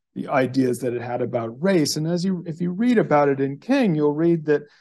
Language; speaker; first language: English; native; English